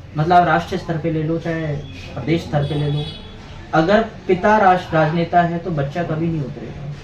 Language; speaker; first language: Hindi; native; Hindi